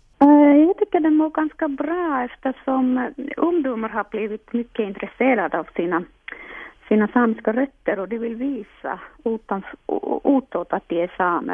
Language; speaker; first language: Swedish; non-native, local second language; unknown